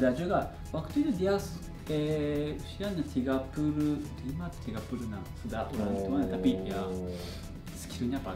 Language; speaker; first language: Indonesian; non-native, learner; Japanese